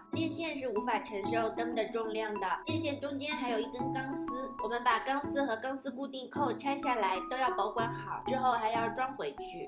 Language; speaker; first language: Chinese; native; Chinese